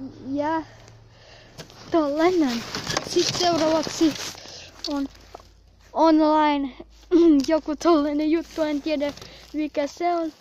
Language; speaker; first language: Finnish; early bilingual, other home language; Russian